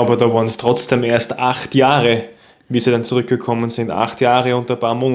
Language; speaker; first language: German; native; German